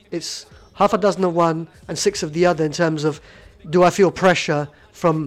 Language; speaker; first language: English; native; English